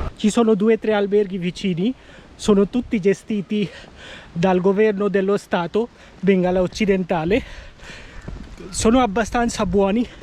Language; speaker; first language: Italian; non-native, fluent; Bangla